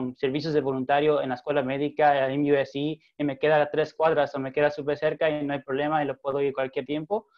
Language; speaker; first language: Spanish; early bilingual, heritage; Spanish